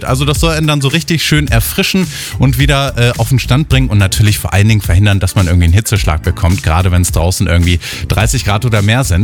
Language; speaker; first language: German; native; German